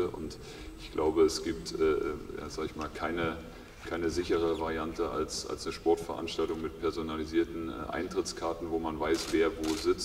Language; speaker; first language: German; native; German